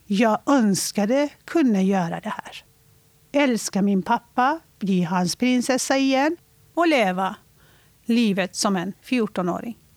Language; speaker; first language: Swedish; non-native, fluent; Persian